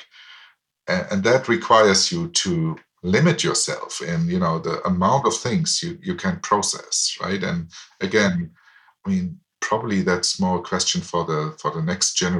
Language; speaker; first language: English; non-native, fluent; German